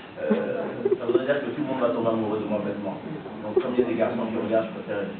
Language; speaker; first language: French; early bilingual, other home language; Lingala